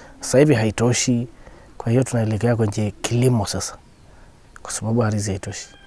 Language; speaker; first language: Swahili; non-native, local second language; Masai